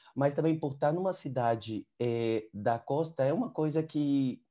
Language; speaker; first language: Portuguese; native; Portuguese